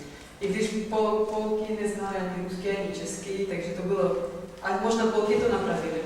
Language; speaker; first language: Czech; non-native, fluent; Russian